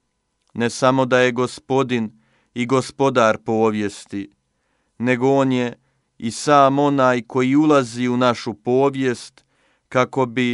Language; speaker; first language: Croatian; native; Croatian